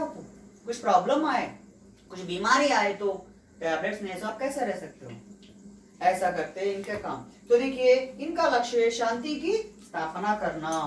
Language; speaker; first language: Hindi; non-native, local second language; Telugu